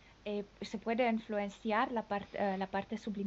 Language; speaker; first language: Spanish; non-native, fluent; French